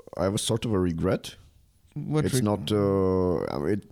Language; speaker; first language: English; non-native, fluent; Romanian